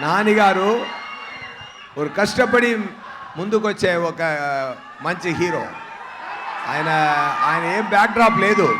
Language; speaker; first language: Telugu; non-native, learner; Tamil